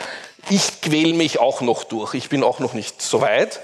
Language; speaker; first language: German; native; German